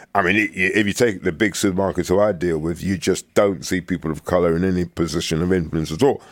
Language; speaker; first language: English; native; English